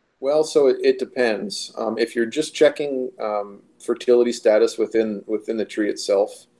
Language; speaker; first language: English; native; English